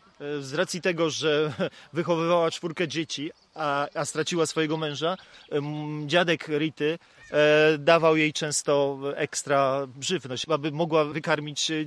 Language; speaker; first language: Polish; native; Polish